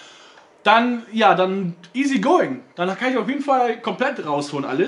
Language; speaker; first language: German; native; German